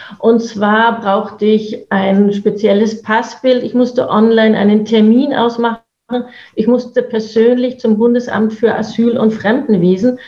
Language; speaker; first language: German; native; German